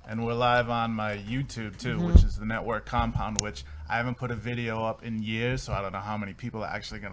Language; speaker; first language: English; native; English